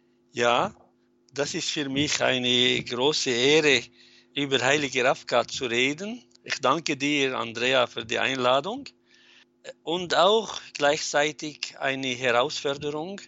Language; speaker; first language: German; non-native, fluent; Arabic